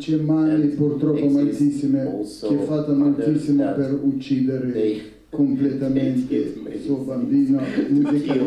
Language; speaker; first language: Italian; non-native, learner; Russian